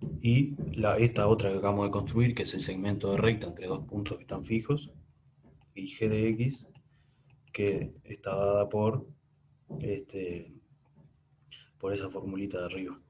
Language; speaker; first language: Spanish; native; Spanish